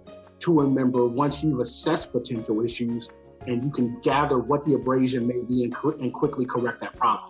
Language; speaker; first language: English; native; English